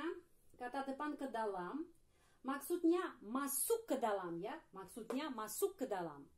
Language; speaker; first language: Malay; non-native, fluent; Russian